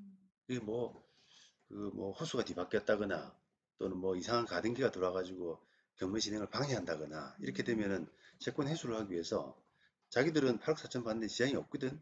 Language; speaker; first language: Korean; native; Korean